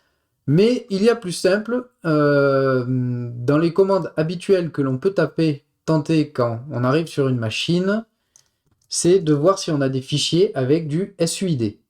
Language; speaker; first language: French; native; French